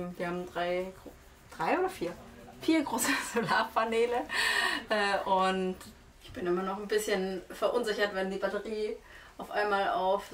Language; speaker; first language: German; native; German